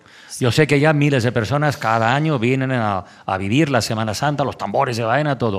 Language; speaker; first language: Spanish; native; Spanish